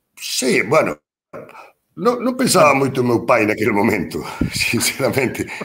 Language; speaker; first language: Galician; native; Galician